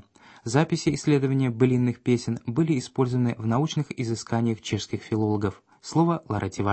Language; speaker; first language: Russian; native; Russian